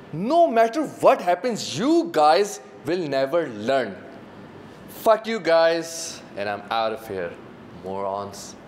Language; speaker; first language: English; non-native, local second language; Hindi